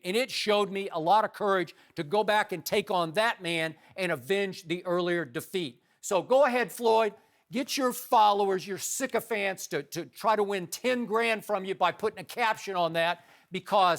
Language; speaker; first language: English; native; English